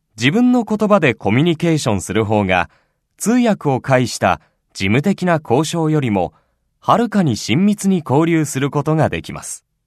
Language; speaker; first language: Japanese; native; Japanese